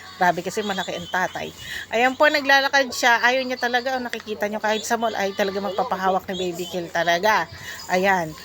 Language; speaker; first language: Filipino; native; Filipino